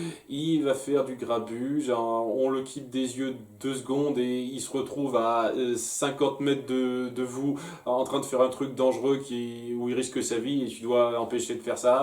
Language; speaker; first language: French; native; French